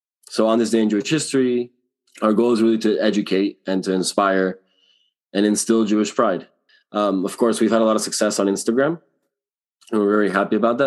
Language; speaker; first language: English; early bilingual, other home language; Spanish